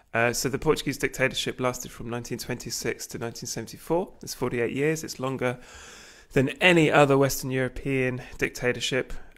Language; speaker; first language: English; native; English